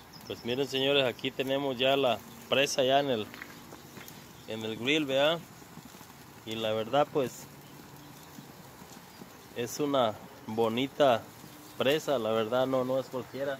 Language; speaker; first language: Spanish; native; Spanish